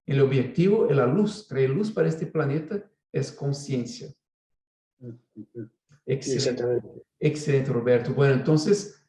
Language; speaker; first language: Spanish; non-native, fluent; Portuguese